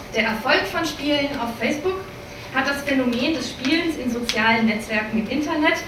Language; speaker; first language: German; native; German